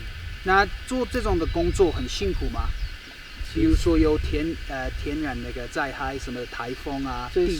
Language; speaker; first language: Chinese; non-native, fluent; English